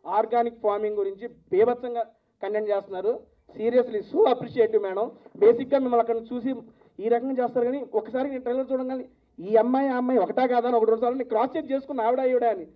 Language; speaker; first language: Telugu; native; Telugu